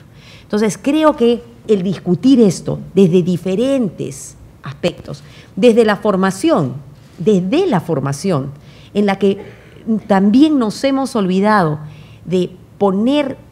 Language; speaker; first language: Spanish; native; Spanish